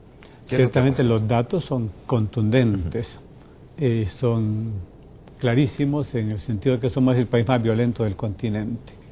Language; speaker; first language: Spanish; native; Spanish